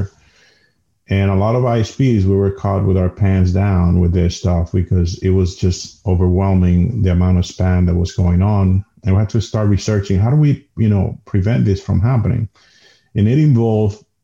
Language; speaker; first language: English; non-native, fluent; Spanish